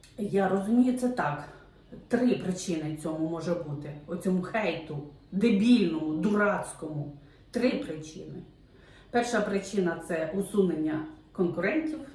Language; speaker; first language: Ukrainian; non-native, local second language; Russian